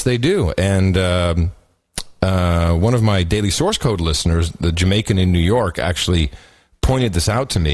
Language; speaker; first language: English; native; English